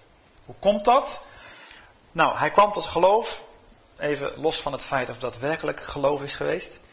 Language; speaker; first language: Dutch; native; Dutch